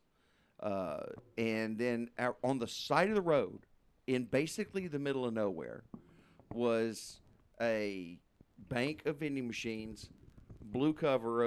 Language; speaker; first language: English; native; English